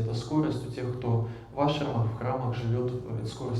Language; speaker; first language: Russian; native; Russian